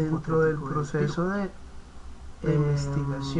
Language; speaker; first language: Spanish; native; Spanish